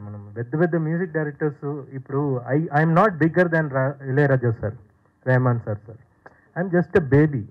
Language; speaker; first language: Telugu; non-native, fluent; Tamil